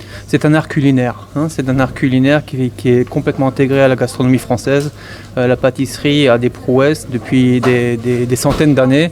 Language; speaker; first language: French; native; French